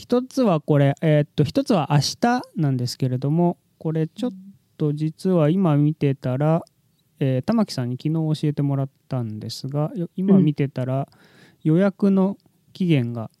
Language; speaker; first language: Japanese; native; Japanese